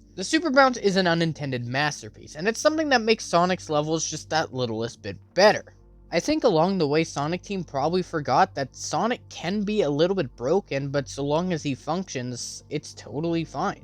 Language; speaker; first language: English; native; English